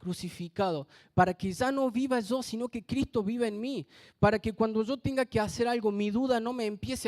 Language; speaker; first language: Spanish; native; Spanish